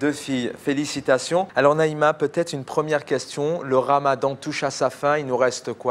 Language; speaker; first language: French; native; French